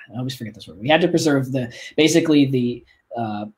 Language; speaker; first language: English; native; English